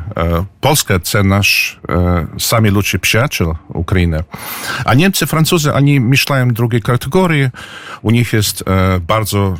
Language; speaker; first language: Polish; early bilingual, heritage; English